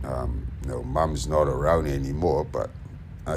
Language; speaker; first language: English; non-native, fluent; Samoan